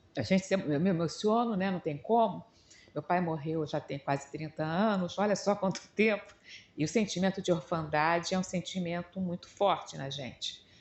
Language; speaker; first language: Portuguese; native; Portuguese